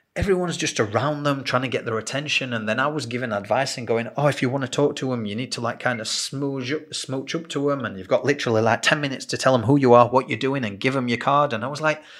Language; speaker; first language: English; native; English